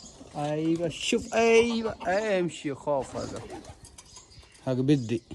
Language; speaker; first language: Arabic; non-native, learner; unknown